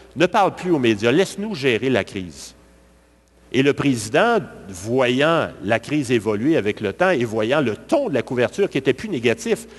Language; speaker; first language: French; native; French